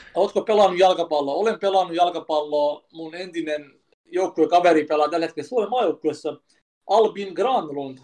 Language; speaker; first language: Finnish; early bilingual, other home language; Kurdish